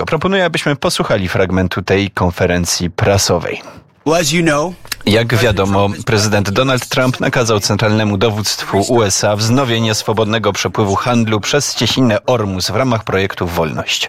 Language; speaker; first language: Polish; native; Polish